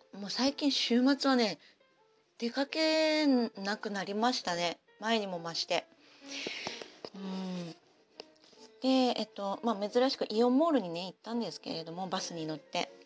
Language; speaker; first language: Japanese; native; Japanese